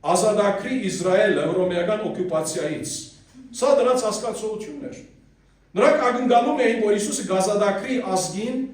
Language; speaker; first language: Armenian; early bilingual, heritage; Armenian